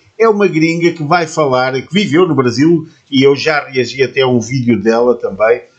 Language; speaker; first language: Portuguese; native; Portuguese